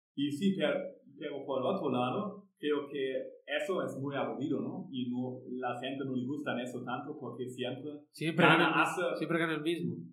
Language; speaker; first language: Spanish; non-native, learner; German